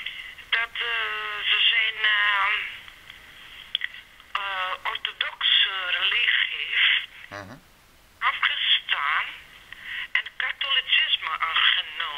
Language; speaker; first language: Dutch; non-native, learner; Serbian